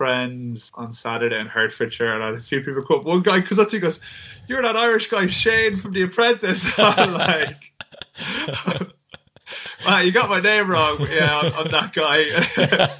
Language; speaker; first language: English; native; English